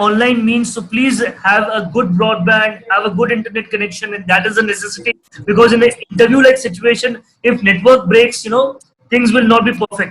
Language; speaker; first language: English; non-native, local second language; Hindi